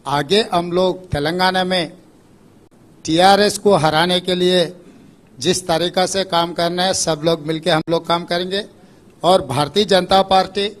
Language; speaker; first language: Hindi; non-native, local second language; Telugu